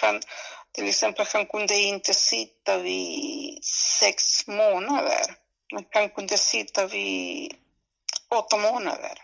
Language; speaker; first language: Swedish; non-native, fluent; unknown